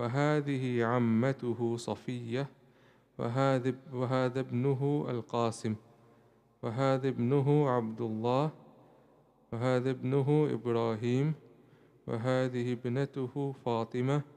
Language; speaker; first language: Arabic; non-native, fluent; English